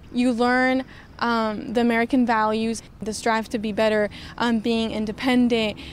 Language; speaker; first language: English; native; English